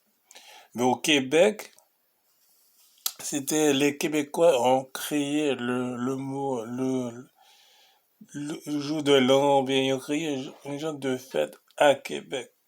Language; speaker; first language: French; non-native, local second language; Haitian Creole